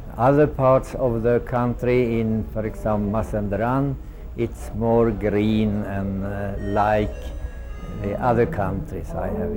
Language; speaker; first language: English; non-native, fluent; Swedish